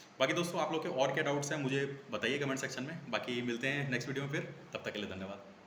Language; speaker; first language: Hindi; native; Hindi